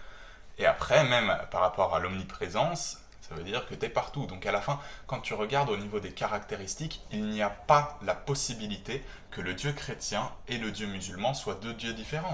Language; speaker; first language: French; native; French